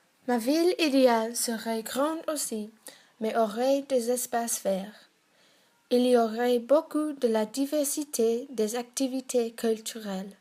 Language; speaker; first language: French; non-native, learner; English